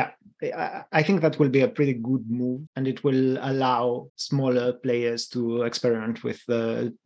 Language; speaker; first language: English; non-native, fluent; Greek